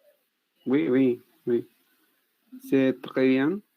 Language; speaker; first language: French; non-native, learner; Spanish